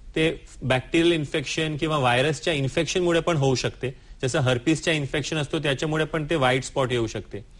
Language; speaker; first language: Marathi; non-native, local second language; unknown